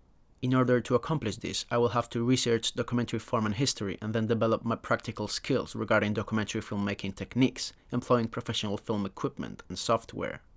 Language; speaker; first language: English; non-native, fluent; Spanish